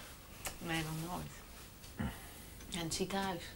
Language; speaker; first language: Dutch; native; Dutch